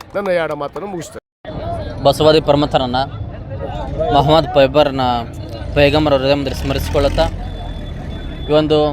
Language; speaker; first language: Kannada; native; Kannada